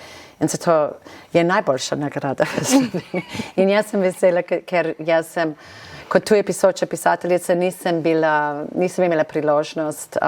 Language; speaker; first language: Slovenian; non-native, fluent; English